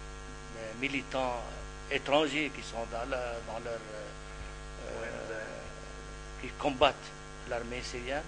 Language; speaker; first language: French; non-native, fluent; Arabic